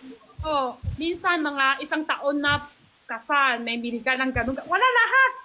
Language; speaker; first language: Filipino; non-native, learner; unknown